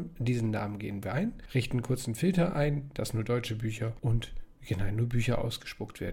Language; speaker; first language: German; native; German